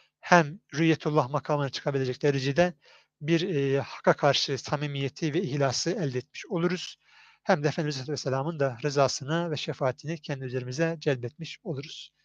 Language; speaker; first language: Turkish; native; Turkish